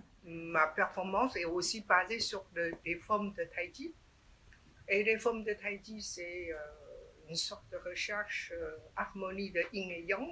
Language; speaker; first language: French; non-native, fluent; Chinese